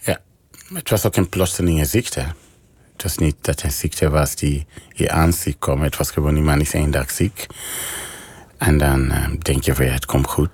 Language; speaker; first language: Dutch; non-native, fluent; English